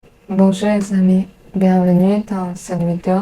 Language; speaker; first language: French; non-native, learner; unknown